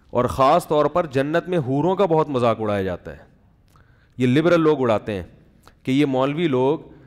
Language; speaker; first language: Urdu; native; Urdu